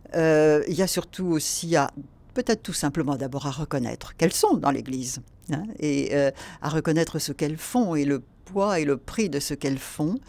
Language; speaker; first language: French; native; French